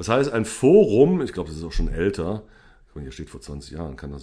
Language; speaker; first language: German; native; German